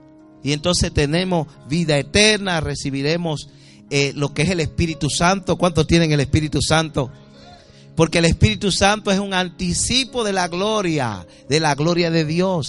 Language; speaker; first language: Spanish; native; Spanish